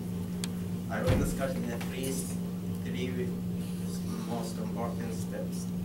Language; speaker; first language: English; non-native, learner; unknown